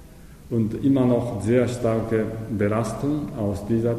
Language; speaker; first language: German; non-native, learner; Japanese